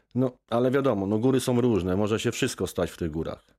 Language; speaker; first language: Polish; native; Polish